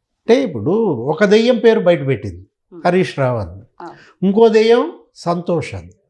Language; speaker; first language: Telugu; native; Telugu